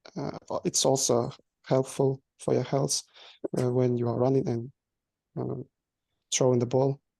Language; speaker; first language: English; non-native, learner; Kazakh